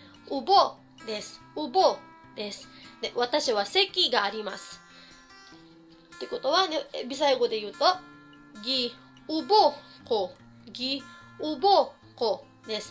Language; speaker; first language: Japanese; non-native, fluent; Filipino